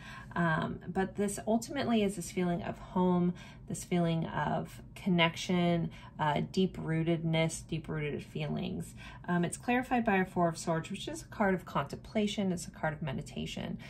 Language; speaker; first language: English; native; English